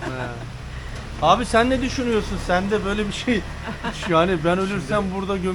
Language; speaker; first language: Turkish; native; Turkish